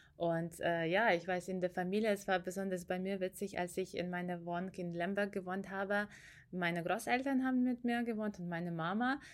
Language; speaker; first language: German; non-native, fluent; Ukrainian